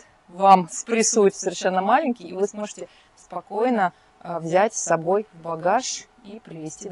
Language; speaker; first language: Russian; native; Russian